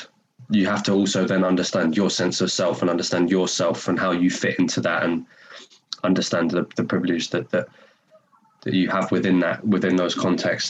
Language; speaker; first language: English; native; English